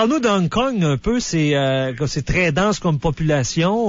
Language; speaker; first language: French; native; French